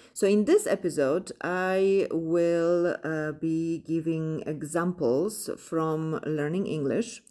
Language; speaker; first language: English; non-native, fluent; Polish